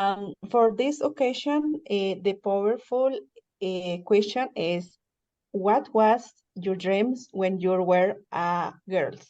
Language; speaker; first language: English; non-native, learner; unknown